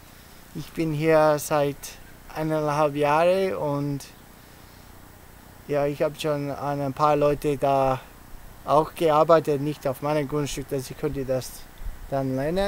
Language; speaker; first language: German; early bilingual, heritage; English